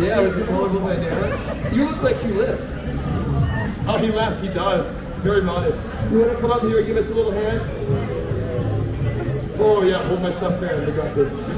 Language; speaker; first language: English; native; English